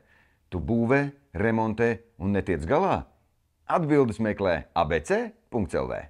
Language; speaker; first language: Latvian; native; Latvian